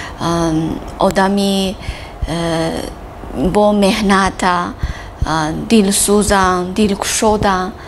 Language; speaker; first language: Tajik; non-native, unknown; Chinese